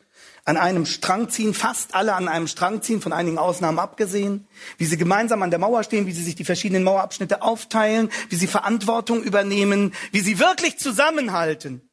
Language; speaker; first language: German; native; German